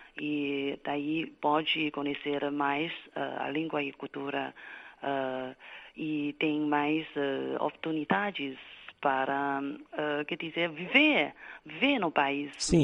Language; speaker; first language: Portuguese; non-native, fluent; Chinese